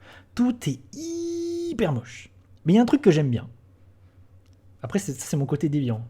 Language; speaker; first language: French; native; French